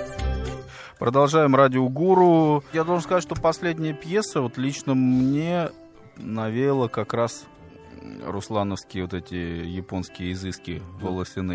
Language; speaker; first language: Russian; native; Russian